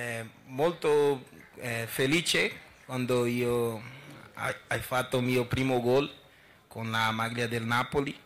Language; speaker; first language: Italian; non-native, learner; Dutch